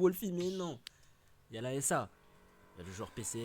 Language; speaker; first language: French; native; French